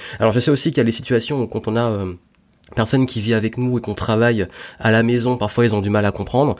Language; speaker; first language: French; native; French